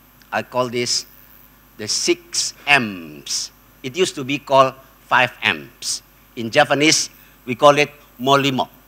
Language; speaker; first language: English; non-native, fluent; Indonesian